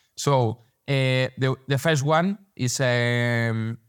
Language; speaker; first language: English; non-native, learner; Spanish